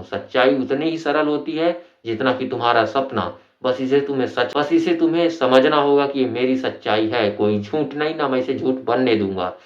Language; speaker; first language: Hindi; native; Hindi